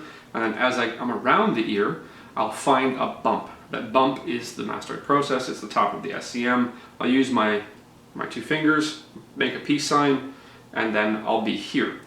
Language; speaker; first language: English; native; English